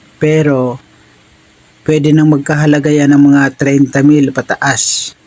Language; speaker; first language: Filipino; non-native, local second language; Bikol